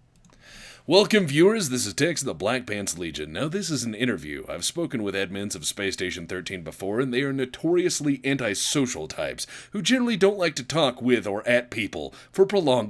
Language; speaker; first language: English; native; English